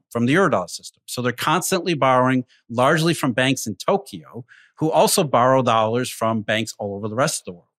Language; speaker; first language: English; native; English